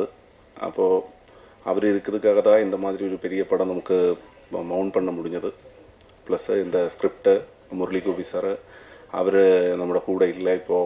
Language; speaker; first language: Tamil; non-native, learner; Malayalam